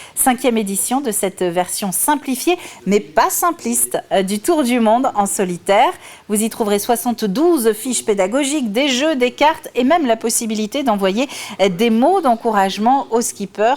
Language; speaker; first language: French; native; French